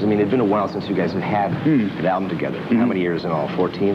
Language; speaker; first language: English; native; English